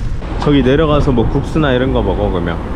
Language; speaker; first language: Korean; native; Korean